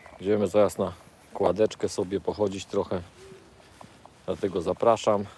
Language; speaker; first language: Polish; native; Polish